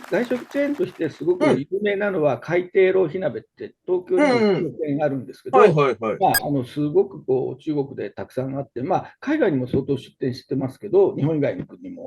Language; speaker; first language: Japanese; native; Japanese